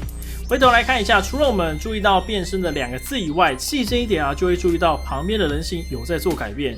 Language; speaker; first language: Chinese; native; Chinese